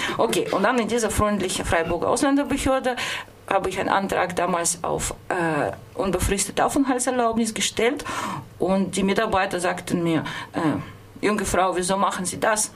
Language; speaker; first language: German; non-native, fluent; Russian